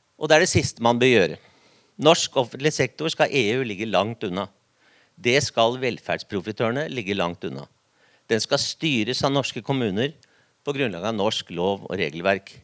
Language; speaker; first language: Norwegian; native; Norwegian